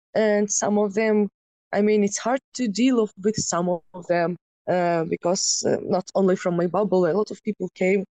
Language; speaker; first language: English; non-native, fluent; Ukrainian